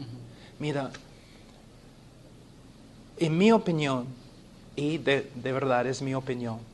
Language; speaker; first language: Spanish; non-native, fluent; English